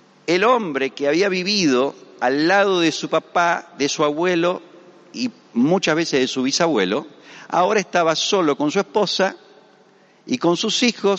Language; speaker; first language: Spanish; native; Spanish